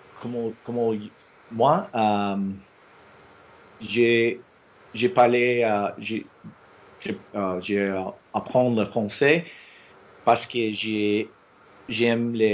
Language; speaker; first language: French; non-native, learner; English